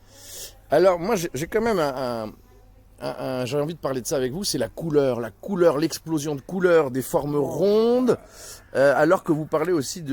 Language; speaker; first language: French; native; French